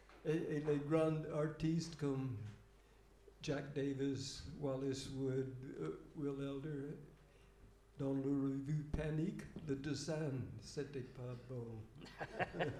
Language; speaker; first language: French; non-native, fluent; English